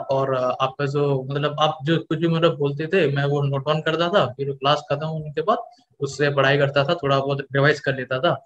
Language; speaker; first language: Hindi; non-native, local second language; Odia